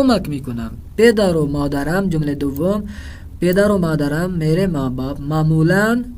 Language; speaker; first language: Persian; non-native, fluent; Urdu